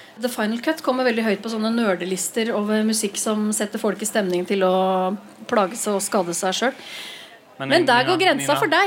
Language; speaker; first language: Norwegian; native; Norwegian